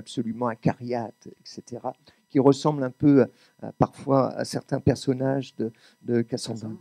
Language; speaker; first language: French; native; French